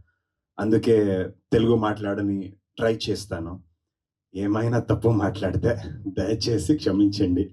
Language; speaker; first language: Telugu; non-native, learner; Kannada